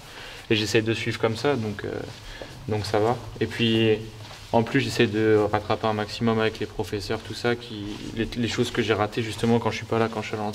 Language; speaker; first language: French; native; French